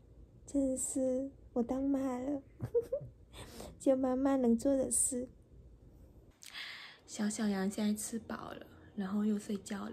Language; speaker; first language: Chinese; non-native, fluent; Vietnamese